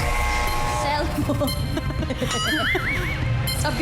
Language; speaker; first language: Filipino; native; Filipino